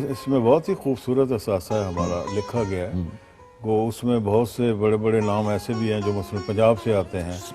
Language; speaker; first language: Urdu; non-native, local second language; Punjabi